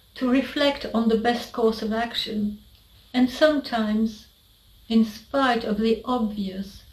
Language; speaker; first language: English; non-native, fluent; French